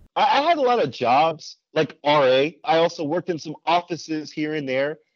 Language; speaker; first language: English; native; English